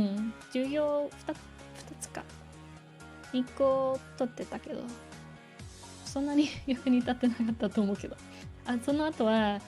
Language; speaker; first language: Japanese; non-native, fluent; English